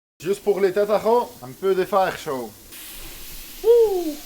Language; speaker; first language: French; non-native, learner; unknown